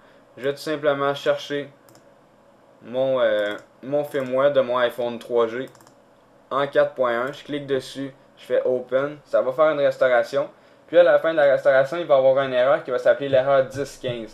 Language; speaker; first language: French; native; French